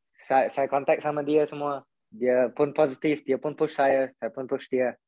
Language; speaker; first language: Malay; non-native, local second language; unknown